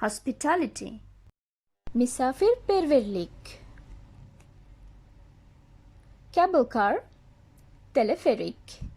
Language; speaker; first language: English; non-native, fluent; Bangla